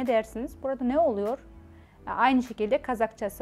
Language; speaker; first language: Turkish; non-native, fluent; Kazakh